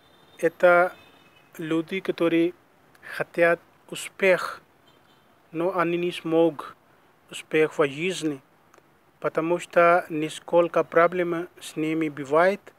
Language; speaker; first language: Russian; non-native, learner; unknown